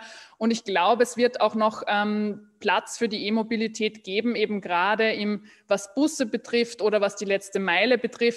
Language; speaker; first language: German; native; German